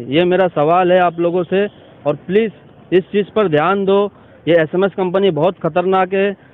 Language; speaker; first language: Hindi; non-native, local second language; Urdu